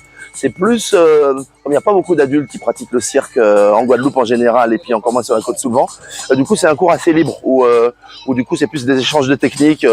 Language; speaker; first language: French; native; French